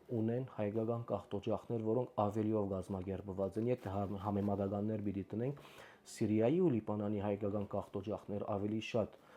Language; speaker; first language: Armenian; native; Armenian